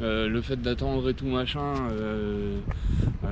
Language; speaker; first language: French; native; French